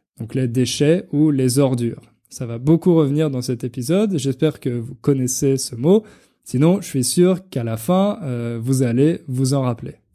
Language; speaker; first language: French; native; French